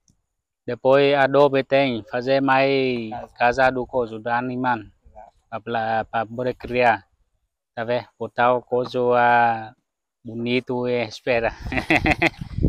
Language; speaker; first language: Portuguese; non-native, learner; Vietnamese